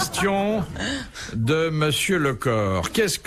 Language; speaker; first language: French; native; French